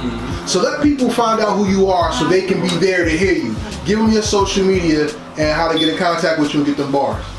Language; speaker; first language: English; native; English